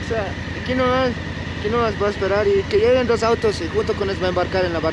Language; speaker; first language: Spanish; native; Spanish